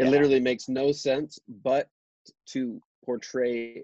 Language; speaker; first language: English; native; English